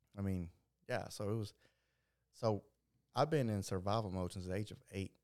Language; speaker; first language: English; early bilingual, other home language; Spanish